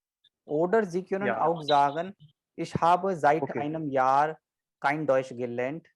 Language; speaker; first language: German; non-native, fluent; Hindi